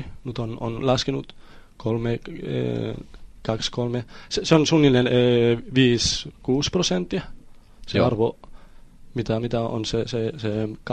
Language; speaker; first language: Finnish; non-native, fluent; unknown